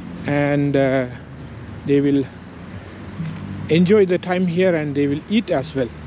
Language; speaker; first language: English; non-native, fluent; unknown